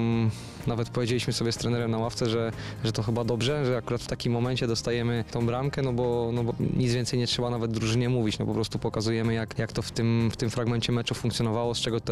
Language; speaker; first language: Polish; native; Polish